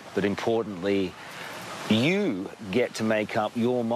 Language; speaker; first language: English; native; English